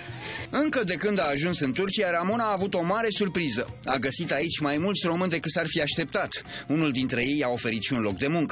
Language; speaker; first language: Romanian; native; Romanian